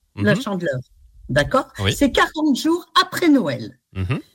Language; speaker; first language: French; native; French